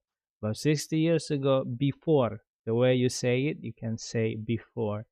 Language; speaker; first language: English; non-native, fluent; Indonesian